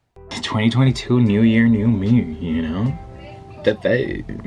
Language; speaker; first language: English; early bilingual, other home language; Spanish